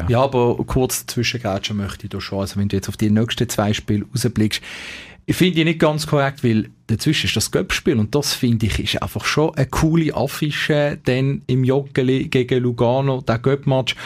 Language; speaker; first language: German; native; German